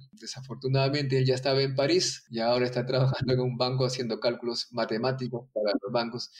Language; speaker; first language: Spanish; native; Spanish